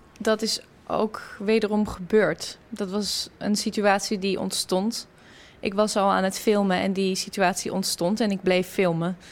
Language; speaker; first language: Dutch; native; Dutch